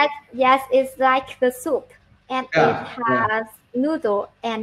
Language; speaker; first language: English; non-native, learner; Vietnamese